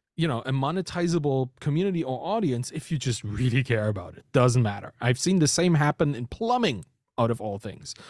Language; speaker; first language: English; non-native, fluent; German